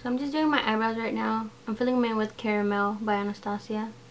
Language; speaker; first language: English; early bilingual, other home language; Spanish